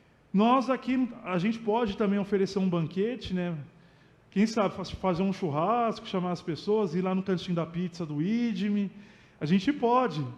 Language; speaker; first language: Portuguese; native; Portuguese